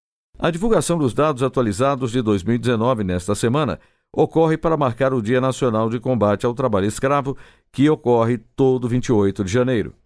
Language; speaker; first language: Portuguese; native; Portuguese